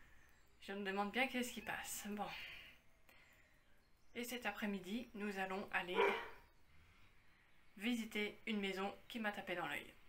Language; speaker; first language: French; native; French